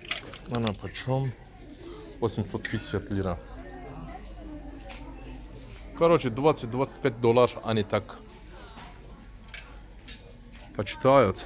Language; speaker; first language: Russian; non-native, learner; Turkish